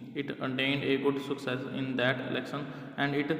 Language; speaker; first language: English; non-native, local second language; Punjabi